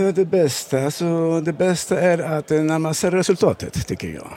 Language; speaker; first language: Swedish; non-native, fluent; Polish